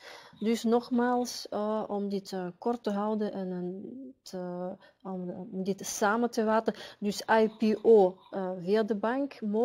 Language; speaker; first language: Dutch; non-native, fluent; Russian